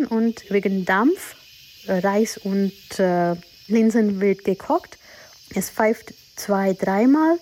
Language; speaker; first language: German; non-native, fluent; Gujarati